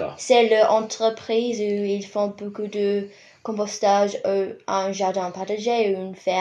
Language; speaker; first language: French; non-native, fluent; English